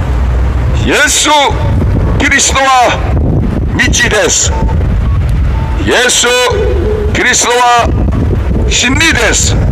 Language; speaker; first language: Japanese; non-native, learner; Korean